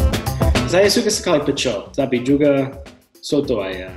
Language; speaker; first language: Indonesian; non-native, learner; English